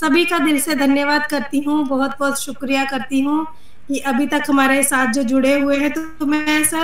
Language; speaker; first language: Hindi; native; Hindi